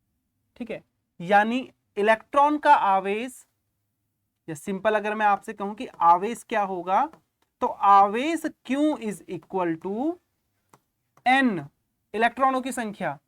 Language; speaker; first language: Hindi; native; Hindi